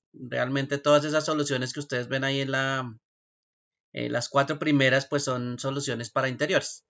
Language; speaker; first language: Spanish; native; Spanish